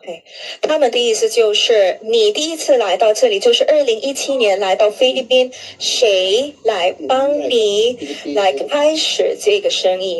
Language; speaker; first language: Chinese; non-native, fluent; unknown